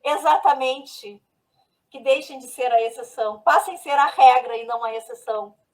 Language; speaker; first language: Portuguese; native; Portuguese